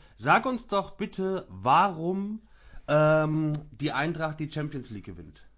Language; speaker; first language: German; native; German